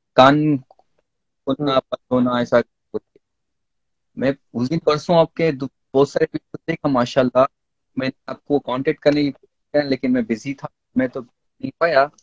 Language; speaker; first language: Hindi; non-native, local second language; Urdu